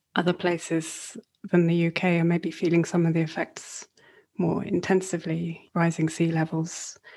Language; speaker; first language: English; native; English